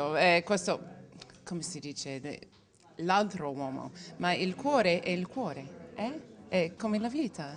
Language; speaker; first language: Italian; non-native, learner; English